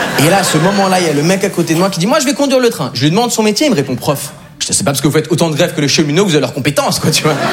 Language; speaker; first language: French; native; French